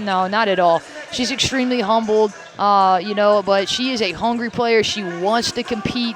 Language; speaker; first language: English; native; English